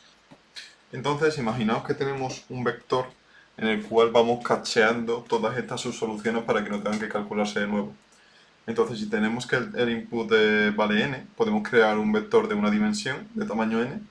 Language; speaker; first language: Spanish; native; Spanish